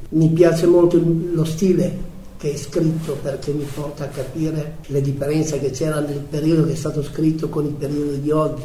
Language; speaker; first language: Italian; native; Italian